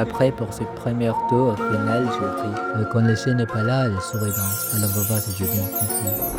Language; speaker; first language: French; non-native, fluent; Filipino